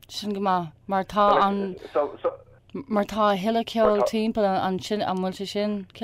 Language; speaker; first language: Irish; non-native, learner; English